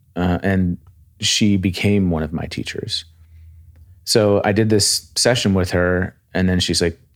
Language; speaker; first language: English; native; English